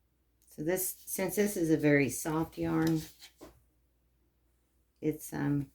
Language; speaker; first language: English; native; English